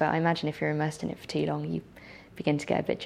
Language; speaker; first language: English; native; English